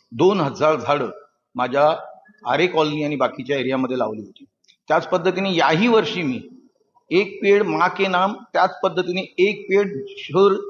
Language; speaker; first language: Marathi; native; Marathi